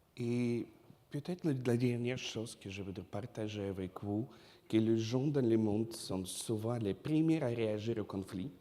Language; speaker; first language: French; non-native, fluent; Russian